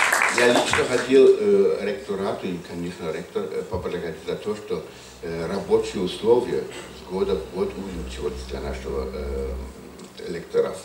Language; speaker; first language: Russian; non-native, fluent; German